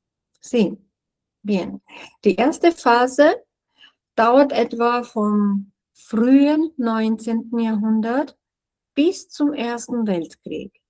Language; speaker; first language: German; non-native, fluent; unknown